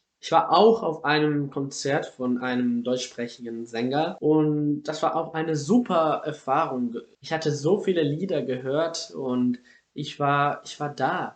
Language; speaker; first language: German; non-native, fluent; Spanish